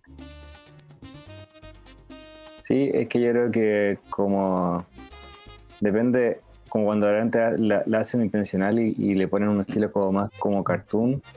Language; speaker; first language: Spanish; native; Spanish